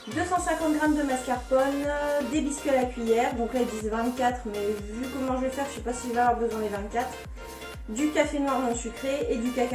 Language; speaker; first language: French; native; French